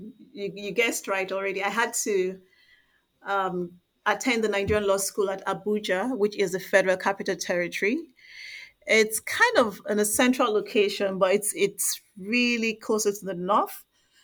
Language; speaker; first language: English; non-native, local second language; Igbo